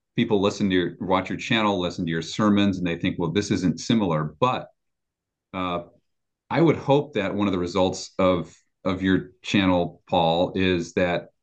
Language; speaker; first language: English; native; English